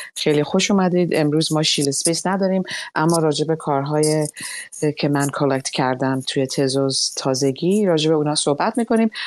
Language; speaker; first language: Persian; early bilingual, other home language; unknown